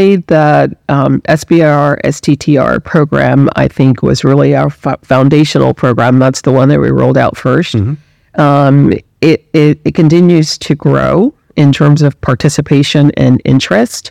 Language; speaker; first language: English; native; English